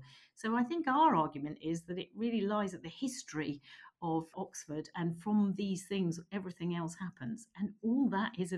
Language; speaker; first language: English; native; English